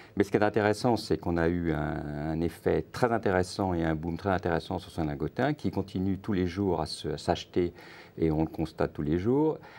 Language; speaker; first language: French; native; French